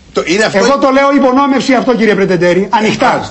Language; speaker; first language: Greek; native; Greek